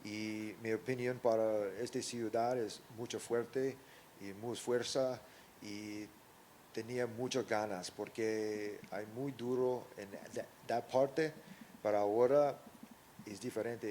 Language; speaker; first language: Spanish; early bilingual, heritage; English